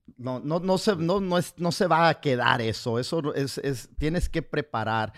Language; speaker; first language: Spanish; early bilingual, heritage; Spanish